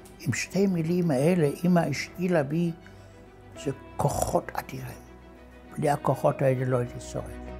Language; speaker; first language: Hebrew; non-native, fluent; German